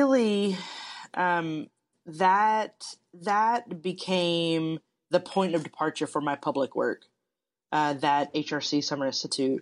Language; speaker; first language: English; native; English